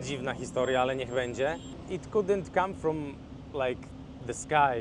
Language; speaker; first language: English; non-native, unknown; Polish